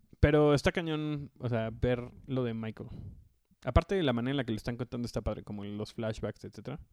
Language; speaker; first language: Spanish; native; Spanish